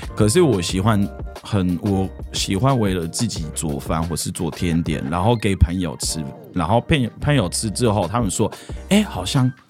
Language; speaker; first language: Chinese; non-native, fluent; French